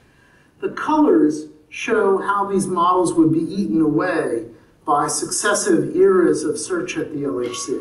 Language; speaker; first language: English; native; English